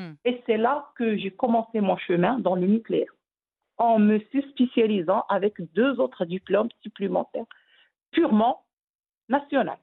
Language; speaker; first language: French; non-native, local second language; Arabic